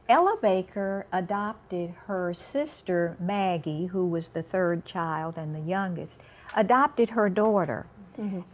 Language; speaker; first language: English; native; English